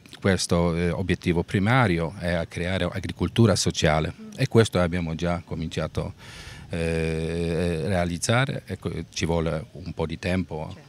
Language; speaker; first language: Italian; non-native, learner; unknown